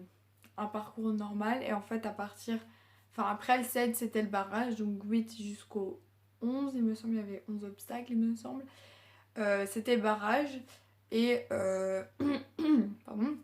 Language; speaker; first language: French; native; French